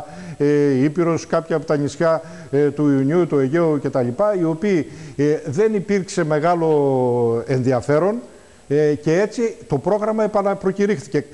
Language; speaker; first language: Greek; native; Greek